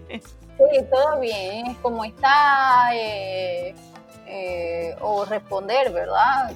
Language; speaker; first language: Spanish; native; Spanish